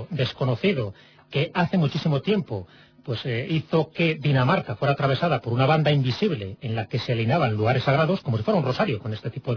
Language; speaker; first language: Spanish; native; Spanish